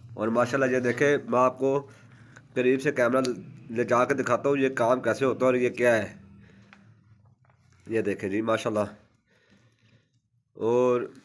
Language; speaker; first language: Urdu; non-native, local second language; Punjabi